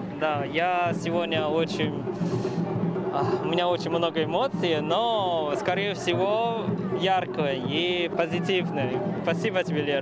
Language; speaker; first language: Russian; non-native, fluent; Chinese